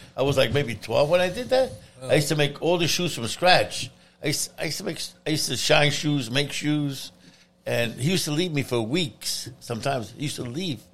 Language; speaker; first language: English; non-native, fluent; Italian